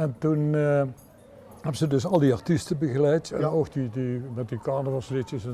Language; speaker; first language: Dutch; native; Dutch